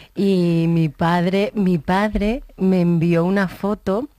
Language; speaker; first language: Spanish; native; Spanish